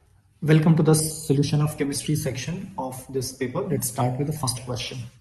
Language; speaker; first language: English; non-native, local second language; Hindi